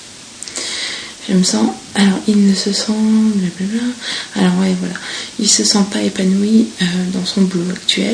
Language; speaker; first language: French; native; French